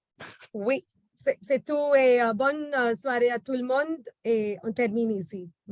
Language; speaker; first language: French; non-native, fluent; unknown